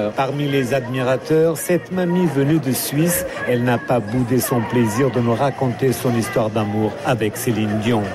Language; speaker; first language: French; native; French